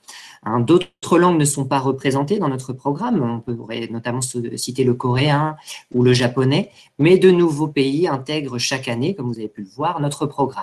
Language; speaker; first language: French; native; French